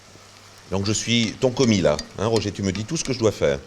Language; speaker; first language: French; native; French